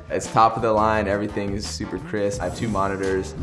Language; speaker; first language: English; native; English